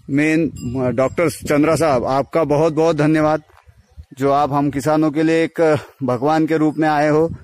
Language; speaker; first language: Hindi; non-native, local second language; Marathi